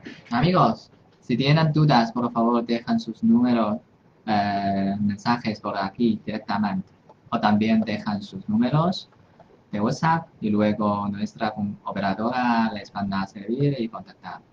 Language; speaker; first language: Spanish; non-native, fluent; Chinese